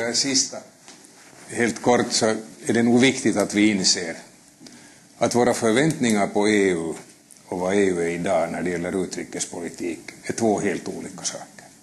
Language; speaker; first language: Swedish; native; Swedish